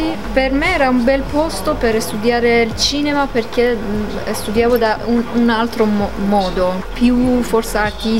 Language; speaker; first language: Italian; early bilingual, other home language; Persian